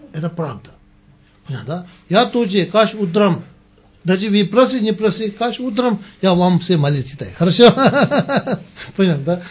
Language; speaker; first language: Russian; non-native, learner; Tibetan